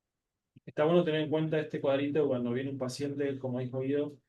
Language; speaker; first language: Spanish; native; Spanish